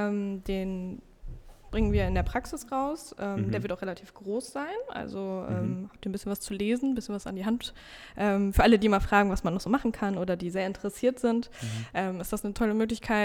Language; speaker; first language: German; native; German